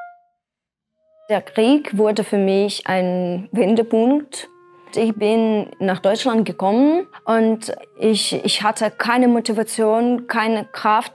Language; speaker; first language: German; non-native, fluent; Ukrainian